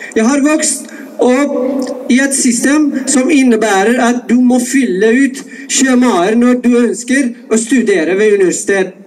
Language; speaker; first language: Norwegian; non-native, fluent; Persian